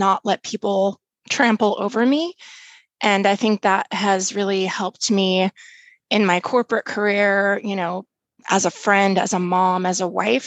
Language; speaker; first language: English; native; English